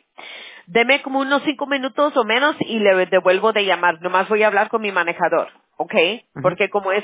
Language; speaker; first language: Spanish; early bilingual, heritage; Spanish